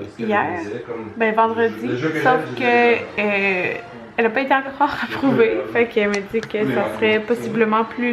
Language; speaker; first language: French; native; French